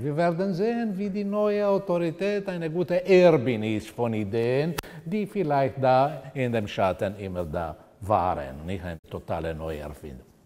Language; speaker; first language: German; non-native, fluent; Portuguese